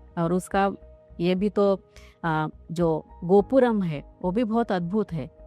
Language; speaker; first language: Hindi; non-native, local second language; Marathi